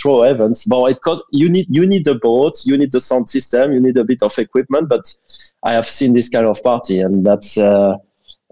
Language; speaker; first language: English; non-native, fluent; French